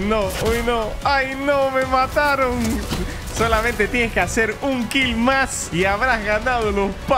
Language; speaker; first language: Spanish; native; Spanish